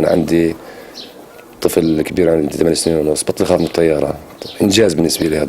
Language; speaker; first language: Arabic; native; Arabic